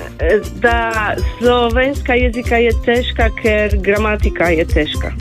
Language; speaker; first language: Slovenian; non-native, learner; Polish